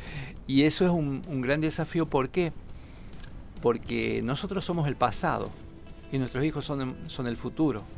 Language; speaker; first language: Spanish; native; Spanish